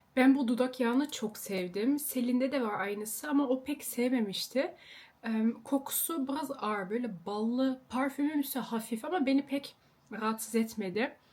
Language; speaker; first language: Turkish; early bilingual, heritage; Turkish